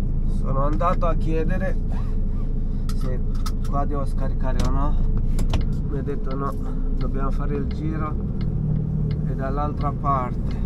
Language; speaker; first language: Italian; non-native, fluent; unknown